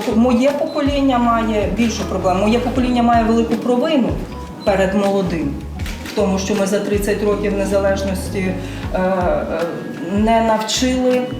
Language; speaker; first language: Ukrainian; non-native, local second language; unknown